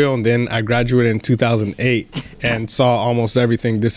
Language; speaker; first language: English; native; English